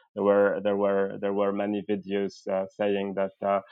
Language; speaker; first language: English; non-native, fluent; Arabic